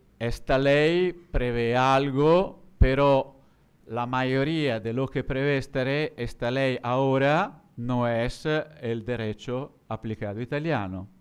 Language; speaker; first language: Spanish; non-native, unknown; Italian